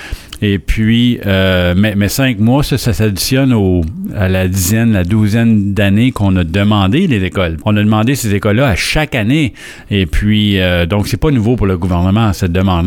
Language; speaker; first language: French; native; French